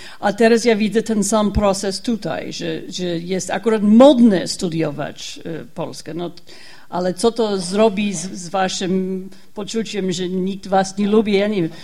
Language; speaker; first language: Polish; non-native, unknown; English